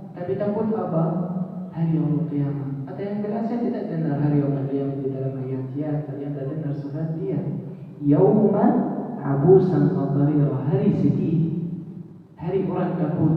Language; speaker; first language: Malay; non-native, learner; Arabic